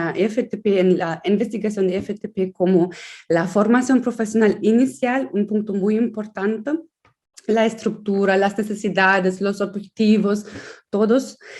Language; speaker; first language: Spanish; non-native, fluent; German